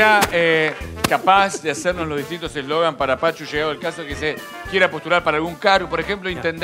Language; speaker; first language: Spanish; native; Spanish